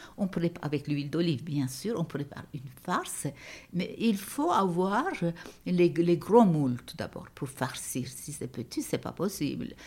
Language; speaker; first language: French; non-native, fluent; Turkish